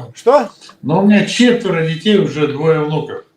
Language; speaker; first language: Russian; native; Russian